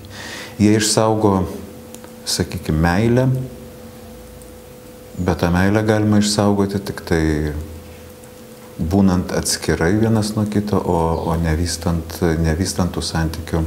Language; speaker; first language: Lithuanian; native; Lithuanian